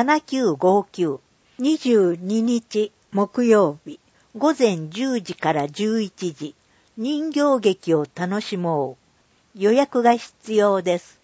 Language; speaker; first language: Japanese; native; Japanese